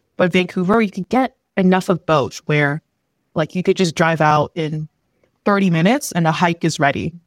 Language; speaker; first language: English; early bilingual, other home language; Filipino